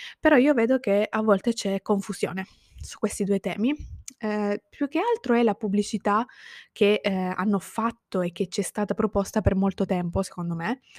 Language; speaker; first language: Italian; native; Italian